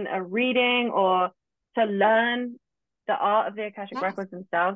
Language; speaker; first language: English; native; English